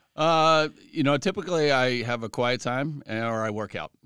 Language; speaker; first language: English; native; English